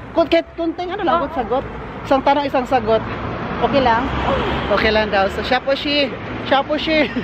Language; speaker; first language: Filipino; non-native, local second language; Cebuano